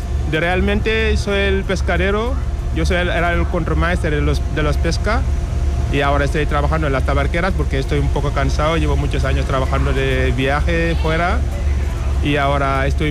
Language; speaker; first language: Spanish; non-native, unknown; Wolof